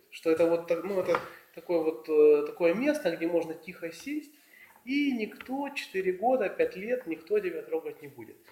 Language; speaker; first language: Russian; native; Russian